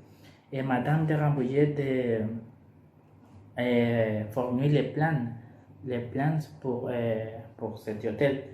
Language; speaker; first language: French; non-native, learner; Spanish